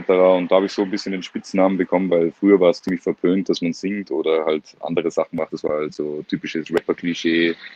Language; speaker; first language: German; native; German